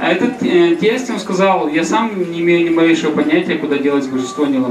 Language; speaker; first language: Russian; native; Russian